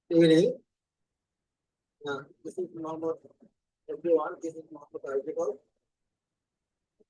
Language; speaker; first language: English; non-native, learner; Bangla